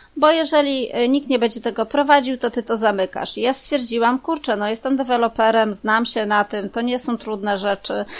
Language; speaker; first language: Polish; native; Polish